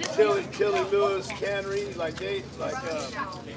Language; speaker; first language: English; native; English